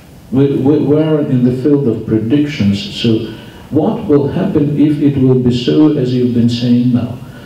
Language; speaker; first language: English; non-native, fluent; Slovak